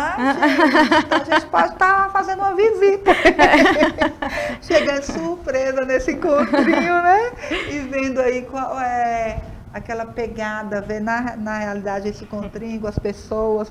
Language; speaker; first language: Portuguese; native; Portuguese